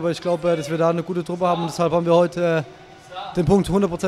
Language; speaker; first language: German; native; German